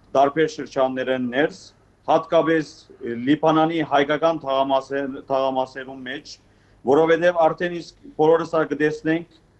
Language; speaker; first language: Armenian; early bilingual, heritage; Armenian